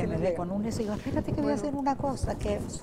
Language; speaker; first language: Spanish; native; Spanish